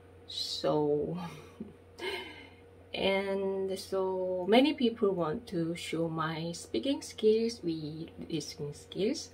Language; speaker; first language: English; non-native, learner; Korean